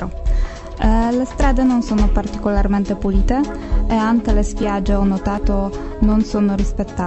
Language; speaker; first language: Italian; non-native, fluent; Polish